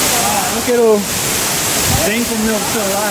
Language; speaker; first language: Portuguese; early bilingual, heritage; English